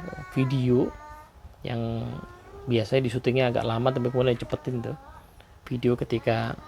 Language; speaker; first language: Indonesian; native; Indonesian